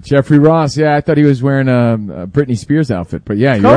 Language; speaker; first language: English; native; English